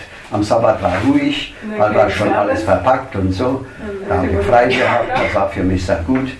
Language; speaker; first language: German; non-native, fluent; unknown